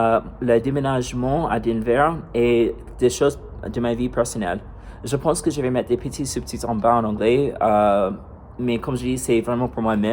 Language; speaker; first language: French; non-native, fluent; English